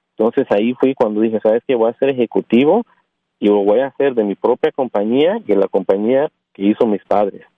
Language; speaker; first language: Spanish; early bilingual, heritage; Spanish